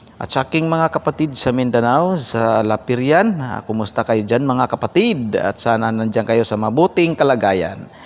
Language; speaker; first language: Filipino; native; Filipino